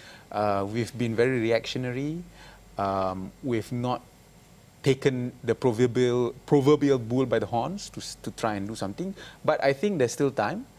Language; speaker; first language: English; non-native, local second language; Malay